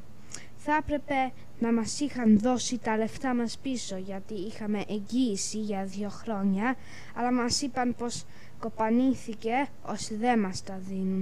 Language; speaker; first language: Greek; early bilingual, heritage; English